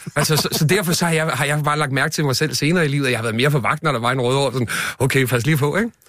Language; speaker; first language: Danish; early bilingual, other home language; Spanish